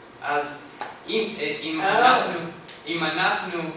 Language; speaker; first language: Hebrew; non-native, learner; English